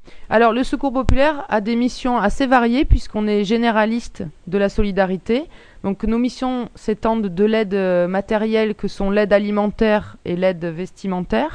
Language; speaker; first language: French; native; French